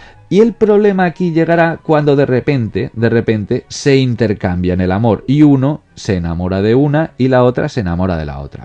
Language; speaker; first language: Spanish; native; Spanish